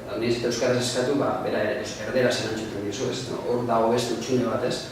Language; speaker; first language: Basque; non-native, local second language; Spanish